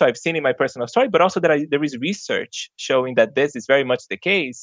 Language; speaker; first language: English; non-native, fluent; Portuguese